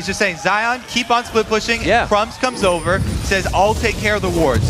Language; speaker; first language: English; native; English